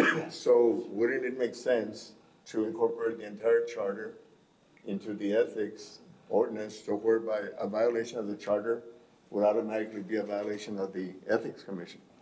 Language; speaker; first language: English; early bilingual, other home language; Spanish